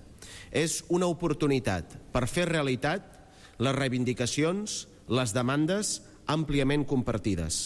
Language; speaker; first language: Catalan; native; Catalan